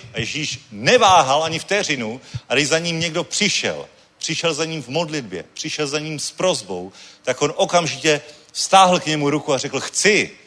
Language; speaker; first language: Czech; native; Czech